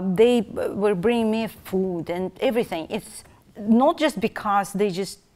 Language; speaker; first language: English; non-native, fluent; Russian